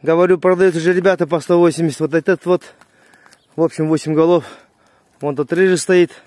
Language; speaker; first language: Russian; non-native, local second language; Kazakh